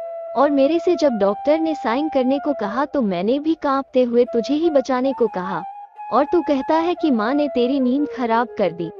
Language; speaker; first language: Hindi; native; Hindi